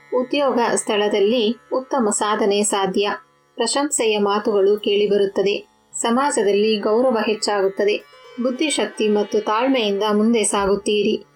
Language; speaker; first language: Kannada; native; Kannada